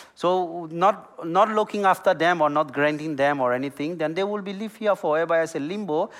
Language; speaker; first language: English; non-native, learner; Burmese